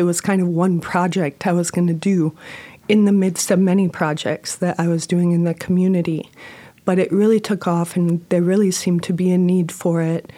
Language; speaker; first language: English; native; English